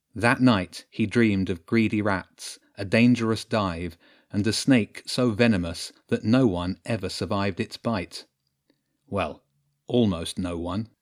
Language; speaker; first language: English; native; English